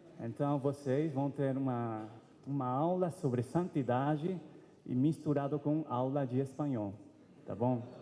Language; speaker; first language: Portuguese; non-native, fluent; Spanish